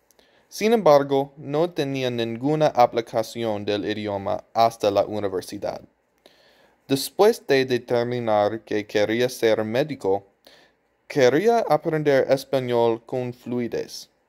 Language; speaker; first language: Spanish; non-native, fluent; English